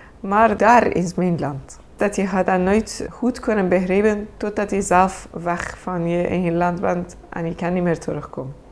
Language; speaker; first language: Dutch; non-native, fluent; Persian